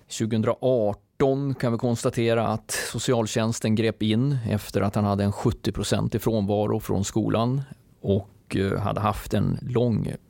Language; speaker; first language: Swedish; native; Swedish